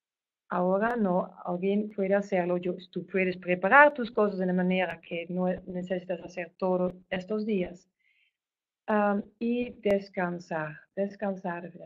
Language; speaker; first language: Spanish; non-native, fluent; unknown